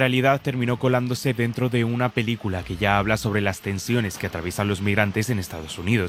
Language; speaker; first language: Spanish; native; Spanish